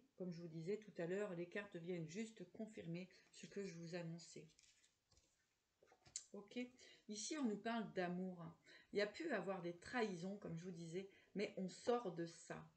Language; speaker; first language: French; native; French